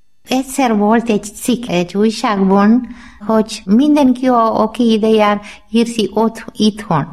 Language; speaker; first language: Hungarian; non-native, learner; Malayalam